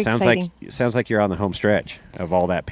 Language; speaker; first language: English; native; English